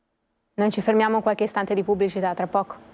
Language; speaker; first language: Italian; native; Italian